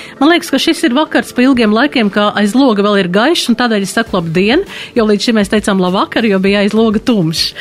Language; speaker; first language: Latvian; native; Latvian